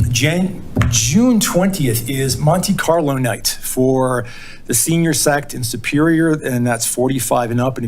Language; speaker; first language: English; native; English